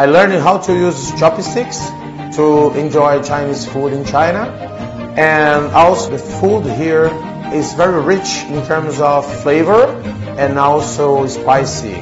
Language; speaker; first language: English; non-native, fluent; Portuguese